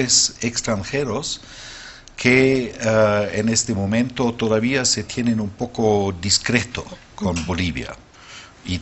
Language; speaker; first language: Spanish; non-native, fluent; German